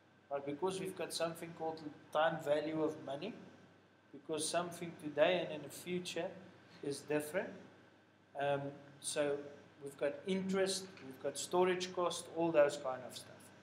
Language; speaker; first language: English; non-native, local second language; Afrikaans